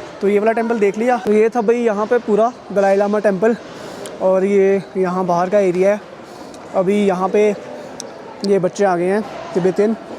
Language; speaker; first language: Hindi; native; Hindi